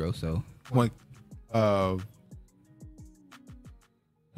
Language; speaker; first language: English; native; English